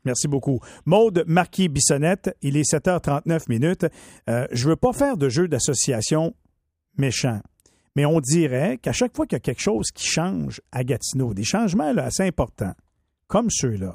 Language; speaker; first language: French; native; French